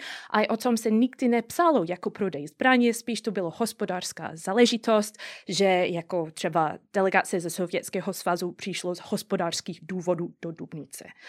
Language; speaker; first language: Czech; non-native, fluent; English